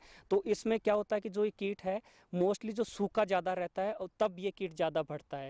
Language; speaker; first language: Hindi; native; Hindi